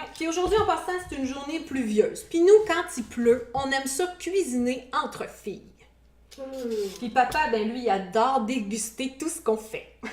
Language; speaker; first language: French; native; French